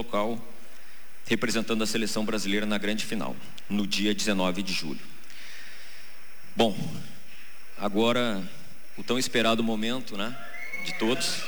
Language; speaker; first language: Portuguese; native; Portuguese